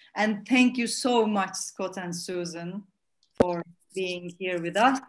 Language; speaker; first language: English; non-native, fluent; Turkish